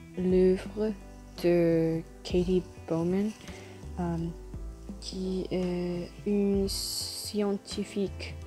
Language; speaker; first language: French; non-native, learner; English